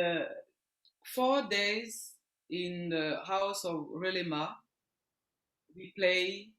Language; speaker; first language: English; non-native, learner; French